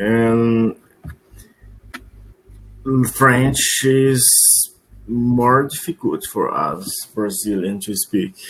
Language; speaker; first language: English; non-native, learner; Portuguese